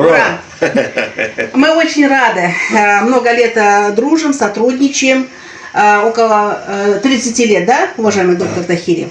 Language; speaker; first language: Russian; native; Russian